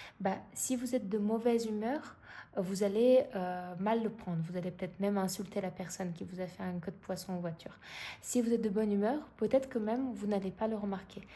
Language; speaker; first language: French; non-native, fluent; Russian